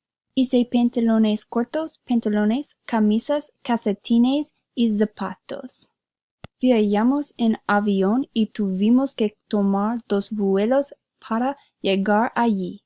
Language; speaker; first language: Spanish; non-native, learner; English